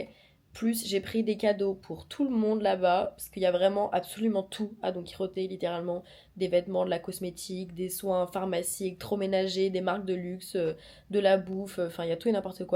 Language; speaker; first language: French; native; French